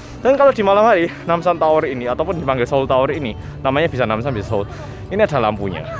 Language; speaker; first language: Indonesian; early bilingual, other home language; Korean